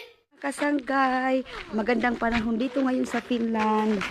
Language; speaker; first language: Filipino; non-native, local second language; Waray